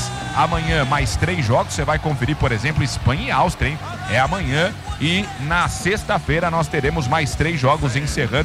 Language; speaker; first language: Portuguese; native; Portuguese